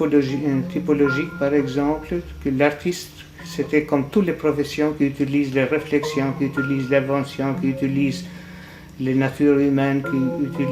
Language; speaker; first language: French; non-native, fluent; Albanian